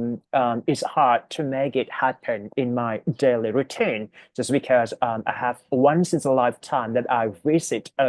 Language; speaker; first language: English; non-native, fluent; Thai